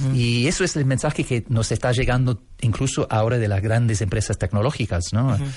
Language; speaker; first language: Spanish; non-native, fluent; English